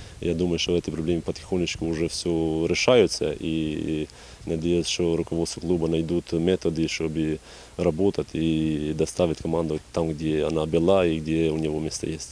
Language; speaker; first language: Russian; non-native, fluent; Albanian